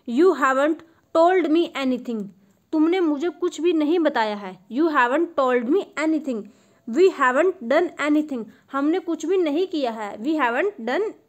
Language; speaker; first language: Hindi; native; Hindi